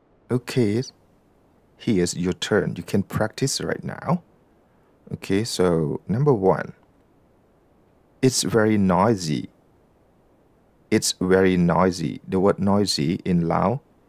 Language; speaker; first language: English; non-native, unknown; Lao